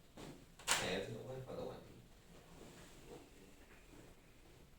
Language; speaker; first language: Chinese; non-native, learner; English